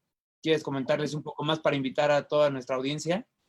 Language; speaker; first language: Spanish; native; Spanish